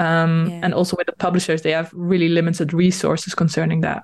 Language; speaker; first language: English; non-native, fluent; Dutch